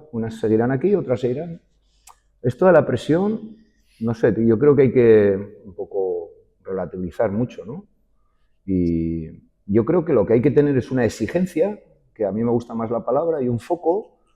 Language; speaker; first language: Spanish; native; Spanish